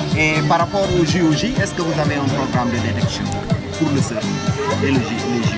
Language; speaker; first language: French; non-native, local second language; Wolof